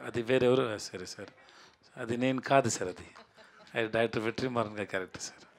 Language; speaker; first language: Telugu; non-native, learner; Tamil